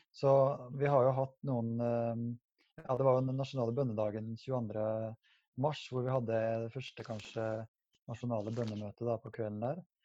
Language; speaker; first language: Norwegian; native; Norwegian